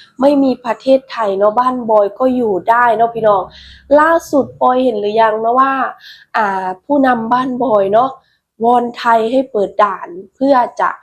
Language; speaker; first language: Thai; non-native, local second language; Lao